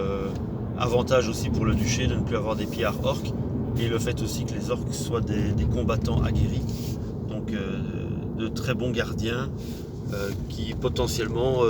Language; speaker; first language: French; native; French